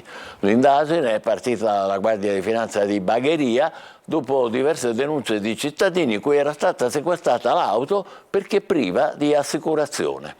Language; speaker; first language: Italian; native; Italian